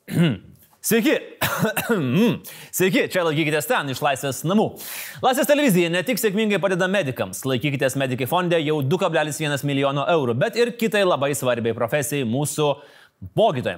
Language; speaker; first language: Lithuanian; native; Lithuanian